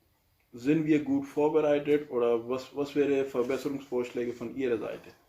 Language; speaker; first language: German; non-native, learner; Urdu